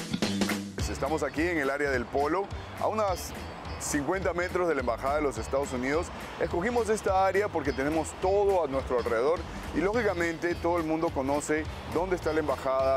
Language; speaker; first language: Spanish; native; Spanish